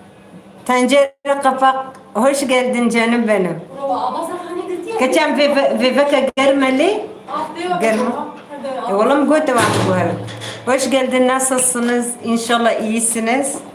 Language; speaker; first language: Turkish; non-native, local second language; Kurdish